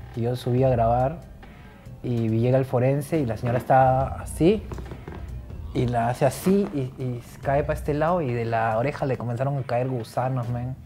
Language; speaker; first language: Spanish; native; Spanish